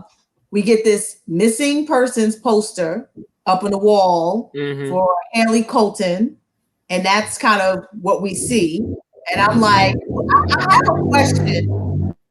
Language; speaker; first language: English; native; English